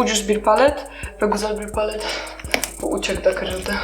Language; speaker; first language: Turkish; non-native, learner; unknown